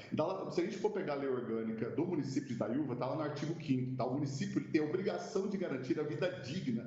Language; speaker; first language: Portuguese; native; Portuguese